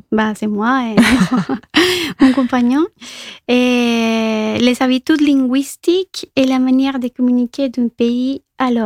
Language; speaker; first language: French; non-native, fluent; Spanish